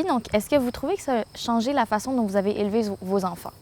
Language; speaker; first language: French; native; French